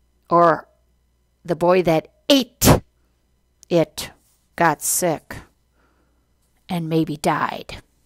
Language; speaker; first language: English; native; English